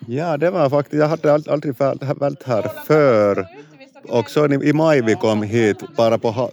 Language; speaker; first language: Swedish; non-native, local second language; Finnish